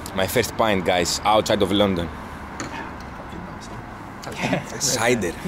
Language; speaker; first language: English; non-native, fluent; Greek